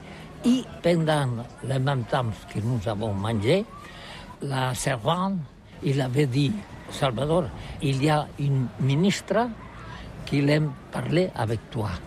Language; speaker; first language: French; non-native, local second language; Catalan